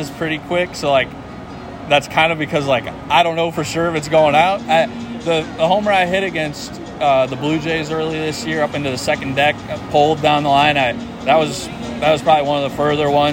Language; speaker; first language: English; native; English